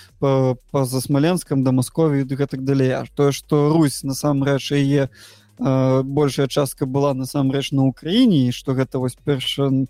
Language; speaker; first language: Belarusian; non-native, local second language; Russian